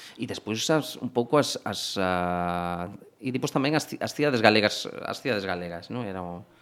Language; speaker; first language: Galician; native; Galician